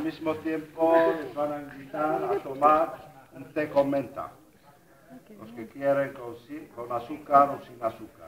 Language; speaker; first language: Spanish; non-native, fluent; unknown